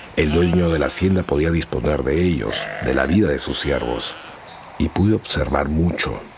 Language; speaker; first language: Spanish; non-native, local second language; Quechua